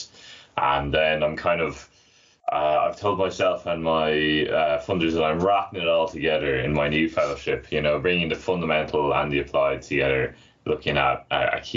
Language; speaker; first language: English; native; English